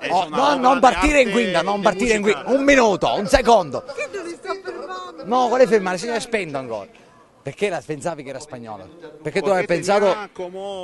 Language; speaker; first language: Italian; native; Italian